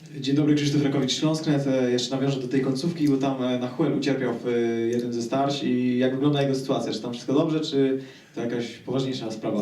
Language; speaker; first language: Polish; native; Polish